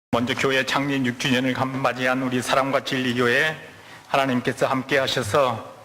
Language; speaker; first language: Korean; native; Korean